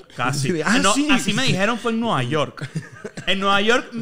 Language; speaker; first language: Spanish; native; Spanish